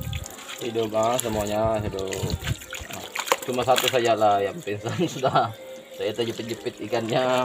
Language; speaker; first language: Malay; native; Malay